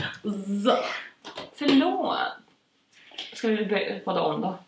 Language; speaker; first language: Swedish; native; Swedish